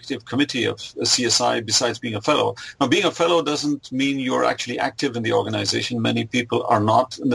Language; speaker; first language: English; non-native, local second language; German